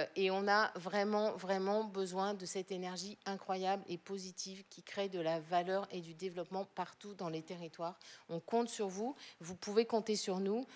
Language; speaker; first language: French; native; French